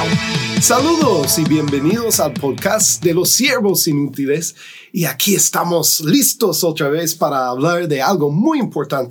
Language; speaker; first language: Spanish; non-native, fluent; English